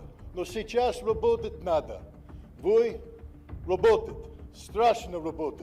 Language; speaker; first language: Russian; non-native, learner; English